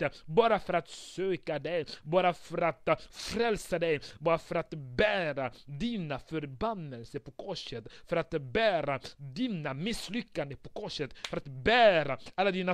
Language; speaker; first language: Swedish; non-native, fluent; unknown